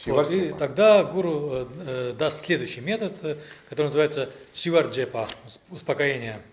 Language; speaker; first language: Russian; native; Russian